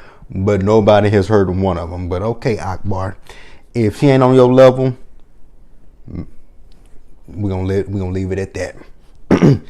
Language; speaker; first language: English; native; English